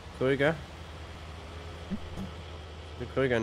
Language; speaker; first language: German; native; German